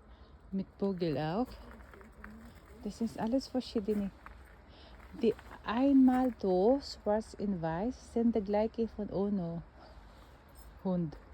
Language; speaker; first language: German; non-native, learner; Filipino